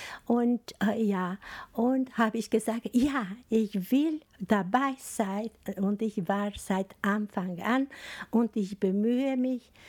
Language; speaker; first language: German; non-native, fluent; Albanian